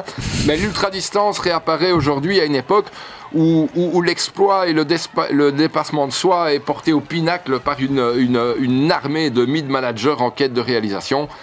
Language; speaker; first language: French; native; French